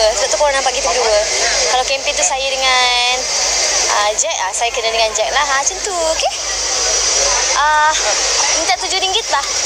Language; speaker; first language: Indonesian; non-native, local second language; Malay